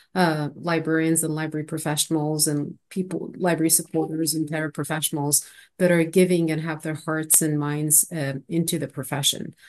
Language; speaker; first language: English; non-native, fluent; Arabic